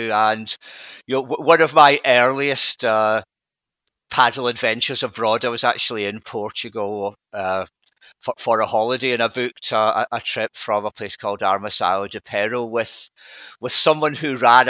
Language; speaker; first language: English; native; English